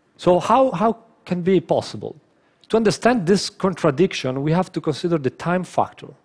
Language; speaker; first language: English; non-native, fluent; Italian